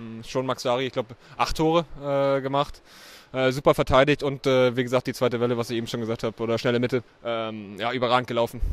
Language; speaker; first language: German; native; German